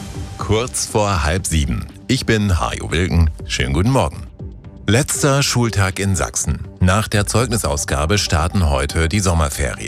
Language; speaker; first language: German; native; German